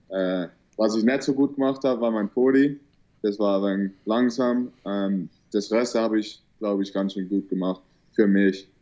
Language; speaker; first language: German; early bilingual, heritage; German